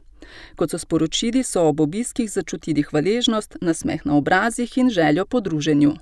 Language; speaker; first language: Slovenian; native; Slovenian